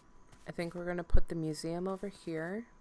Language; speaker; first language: English; native; English